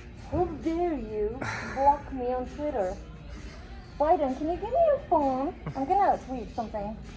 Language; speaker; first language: English; non-native, fluent; Turkish